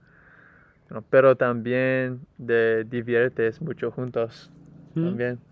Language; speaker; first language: Spanish; non-native, learner; English